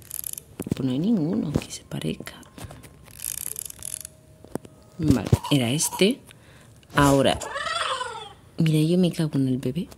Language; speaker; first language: Spanish; native; Spanish